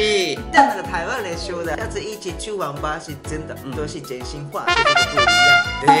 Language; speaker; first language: Chinese; non-native, fluent; Japanese